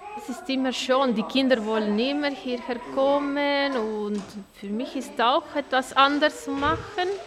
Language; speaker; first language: German; non-native, learner; Spanish